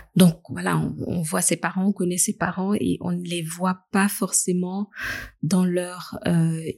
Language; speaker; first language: French; native; French